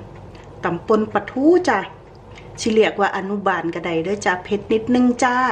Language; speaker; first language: Thai; native; Thai